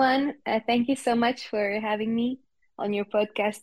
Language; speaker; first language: English; non-native, fluent; French